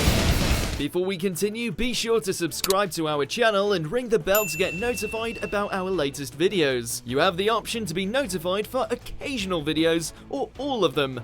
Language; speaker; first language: English; native; English